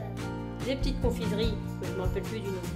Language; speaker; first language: French; native; French